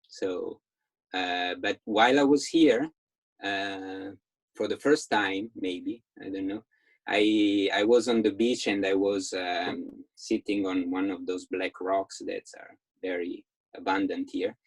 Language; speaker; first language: English; non-native, fluent; Italian